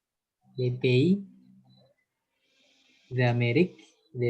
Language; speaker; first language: French; non-native, learner; Indonesian